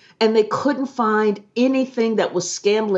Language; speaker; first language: English; native; English